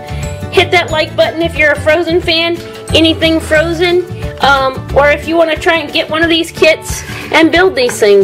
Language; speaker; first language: English; native; English